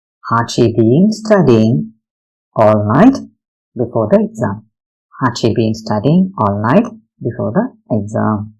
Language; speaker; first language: English; non-native, local second language; Malayalam